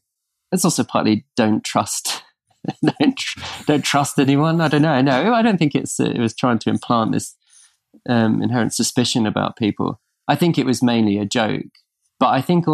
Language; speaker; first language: English; native; English